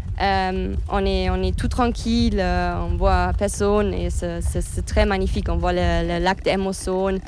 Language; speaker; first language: French; non-native, fluent; German